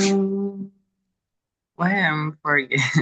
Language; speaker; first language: English; non-native, learner; Indonesian